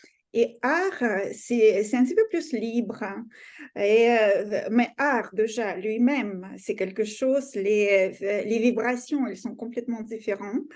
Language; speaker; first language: French; non-native, fluent; Russian